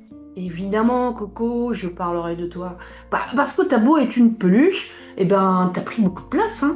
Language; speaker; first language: French; native; French